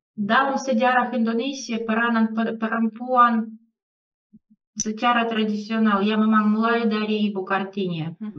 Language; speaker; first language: Indonesian; non-native, fluent; Russian